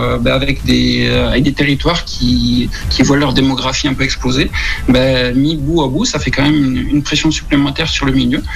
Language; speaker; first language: French; native; French